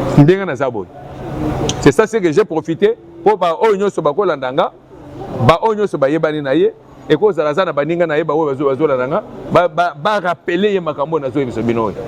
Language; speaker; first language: Lingala; non-native, local second language; Luba-Lulua